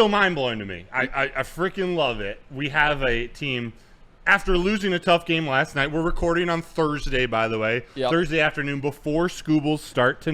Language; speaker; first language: English; native; English